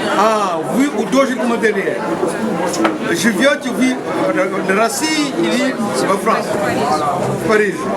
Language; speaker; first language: Russian; non-native, learner; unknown